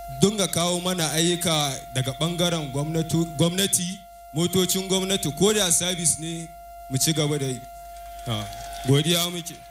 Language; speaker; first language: Hausa; native; Hausa